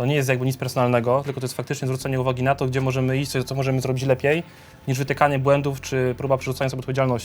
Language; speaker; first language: Polish; native; Polish